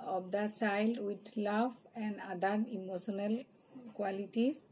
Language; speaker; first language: English; non-native, local second language; Assamese